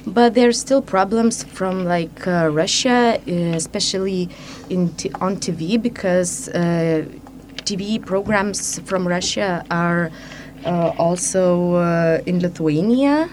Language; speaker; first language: English; non-native, fluent; Lithuanian